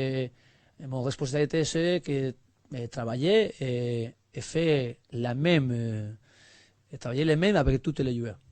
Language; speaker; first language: French; non-native, learner; Spanish